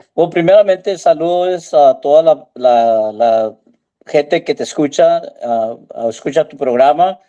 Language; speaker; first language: Spanish; early bilingual, heritage; Spanish